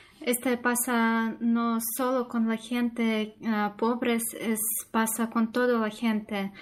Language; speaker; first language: Spanish; non-native, learner; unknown